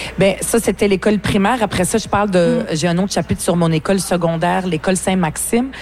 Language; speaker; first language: French; early bilingual, other home language; Arabic